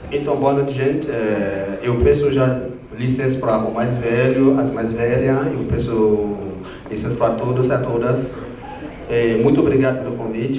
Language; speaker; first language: Portuguese; non-native, fluent; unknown